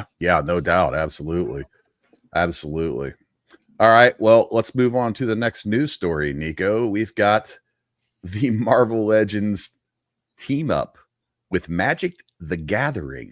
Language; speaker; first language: English; native; English